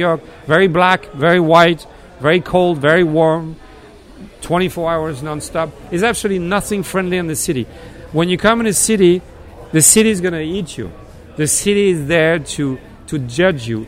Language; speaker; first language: English; non-native, fluent; French